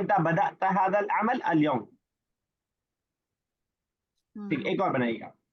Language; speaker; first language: Arabic; non-native, fluent; Urdu